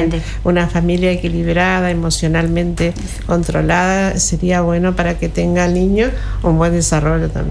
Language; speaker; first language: Spanish; native; Spanish